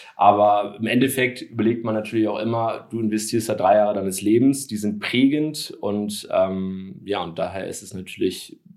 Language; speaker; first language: German; native; German